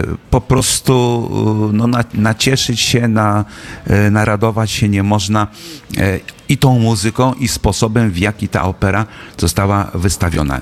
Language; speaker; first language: Polish; native; Polish